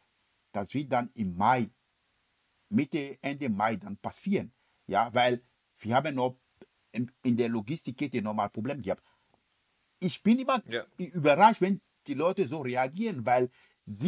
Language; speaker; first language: German; non-native, fluent; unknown